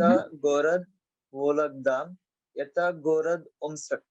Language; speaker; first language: Russian; non-native, learner; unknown